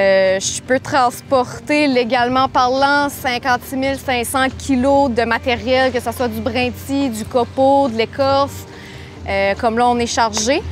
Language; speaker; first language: French; native; French